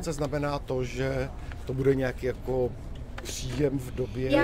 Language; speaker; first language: Czech; native; Czech